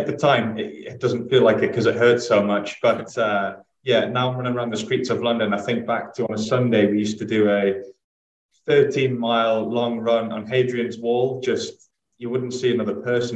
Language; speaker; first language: English; native; English